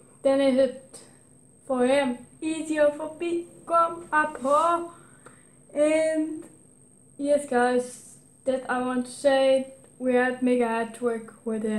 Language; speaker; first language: English; non-native, learner; Dutch